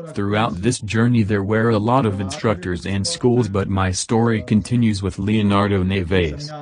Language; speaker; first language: English; non-native, fluent; Croatian